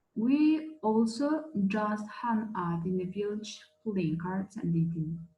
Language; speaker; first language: English; non-native, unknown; Kazakh